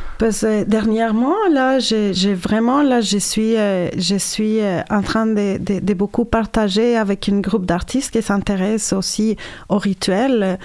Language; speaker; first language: French; non-native, fluent; Spanish